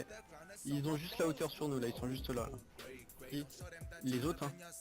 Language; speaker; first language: French; native; French